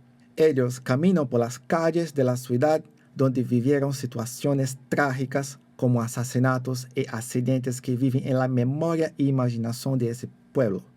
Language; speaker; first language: Spanish; non-native, fluent; Portuguese